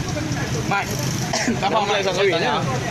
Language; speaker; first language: Malay; native; Malay